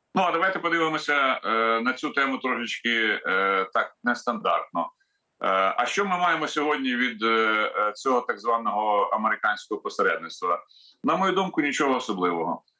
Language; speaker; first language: Ukrainian; native; Ukrainian